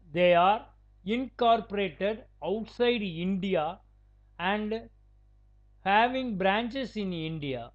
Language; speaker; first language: English; non-native, local second language; Tamil